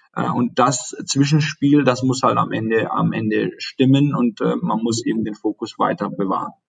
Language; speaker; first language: German; early bilingual, other home language; Turkish